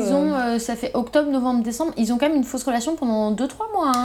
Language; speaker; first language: French; native; French